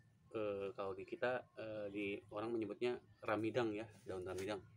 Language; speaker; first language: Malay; non-native, local second language; Sundanese